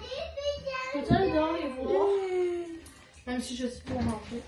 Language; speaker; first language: French; native; French